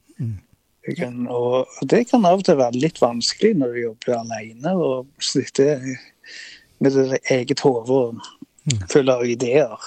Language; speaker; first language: Norwegian; native; Norwegian